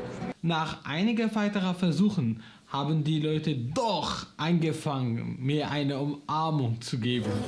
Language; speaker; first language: German; non-native, learner; Arabic